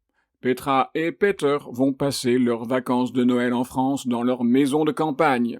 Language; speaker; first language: French; native; French